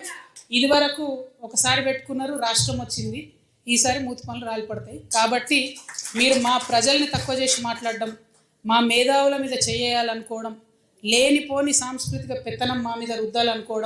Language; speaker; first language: Telugu; native; Telugu